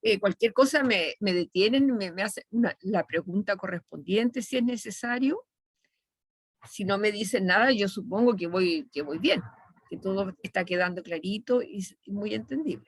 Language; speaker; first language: Spanish; native; Spanish